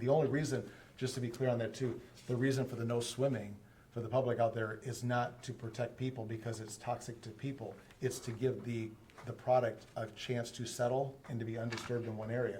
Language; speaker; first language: English; native; English